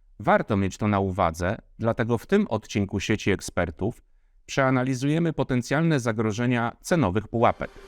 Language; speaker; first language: Polish; native; Polish